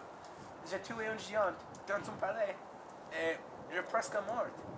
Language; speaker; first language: French; non-native, learner; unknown